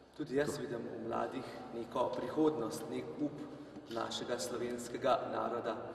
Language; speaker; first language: Slovenian; native; Slovenian